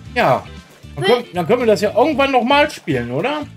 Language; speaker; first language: German; native; German